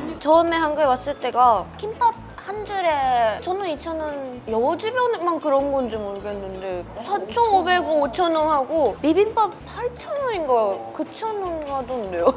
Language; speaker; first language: Korean; non-native, fluent; Japanese